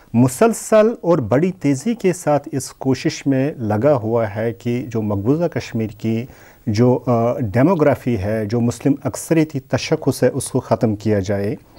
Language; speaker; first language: Urdu; non-native, local second language; Kashmiri